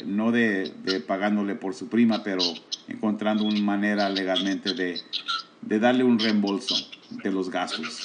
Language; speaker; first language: Spanish; early bilingual, heritage; Spanish